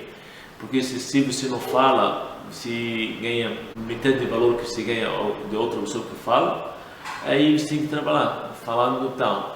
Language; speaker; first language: Portuguese; non-native, learner; Arabic